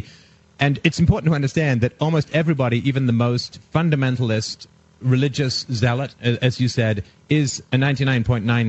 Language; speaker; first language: English; native; English